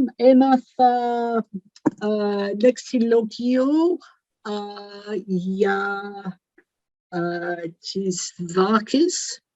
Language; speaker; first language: Greek; non-native, learner; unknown